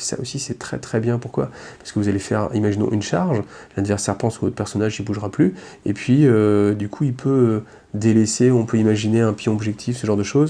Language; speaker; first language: French; native; French